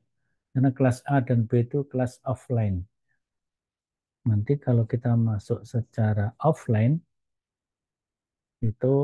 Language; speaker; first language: Indonesian; native; Indonesian